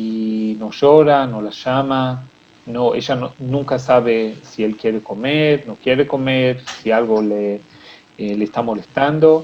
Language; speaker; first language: Spanish; non-native, fluent; Hebrew